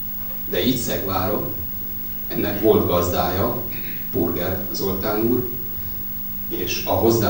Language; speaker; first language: Hungarian; native; Hungarian